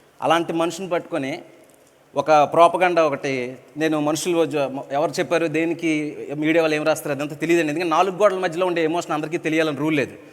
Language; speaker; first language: Telugu; native; Telugu